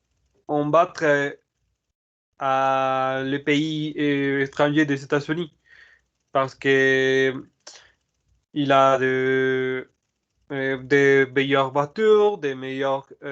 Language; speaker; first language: French; non-native, learner; Spanish